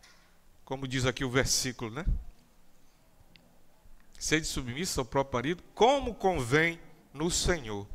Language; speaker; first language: Portuguese; native; Portuguese